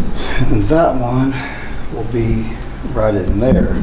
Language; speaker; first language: English; native; English